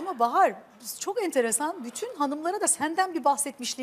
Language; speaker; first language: Turkish; native; Turkish